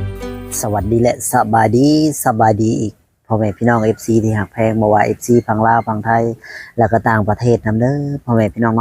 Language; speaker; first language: Thai; non-native, local second language; Lao